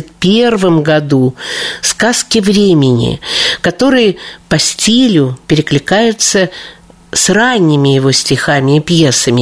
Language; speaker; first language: Russian; native; Russian